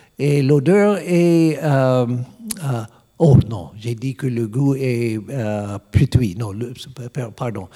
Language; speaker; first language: French; non-native, learner; English